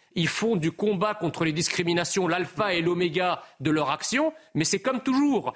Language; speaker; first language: French; early bilingual, other home language; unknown